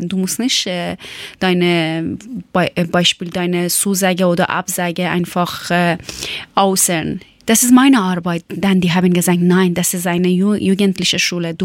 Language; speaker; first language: German; non-native, learner; Persian